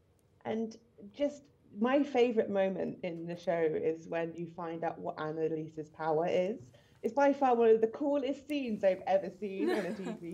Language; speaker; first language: English; native; English